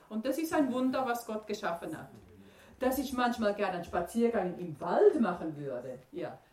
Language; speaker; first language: German; native; German